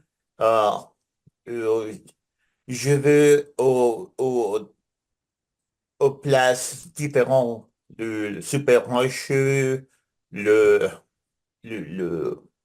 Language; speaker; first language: French; non-native, learner; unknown